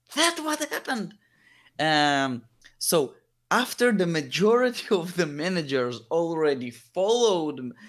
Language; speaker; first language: English; early bilingual, other home language; Hebrew